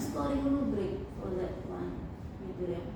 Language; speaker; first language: English; non-native, fluent; Indonesian